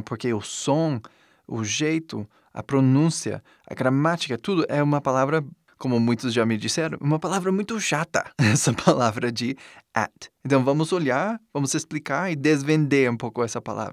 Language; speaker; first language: Portuguese; non-native, fluent; English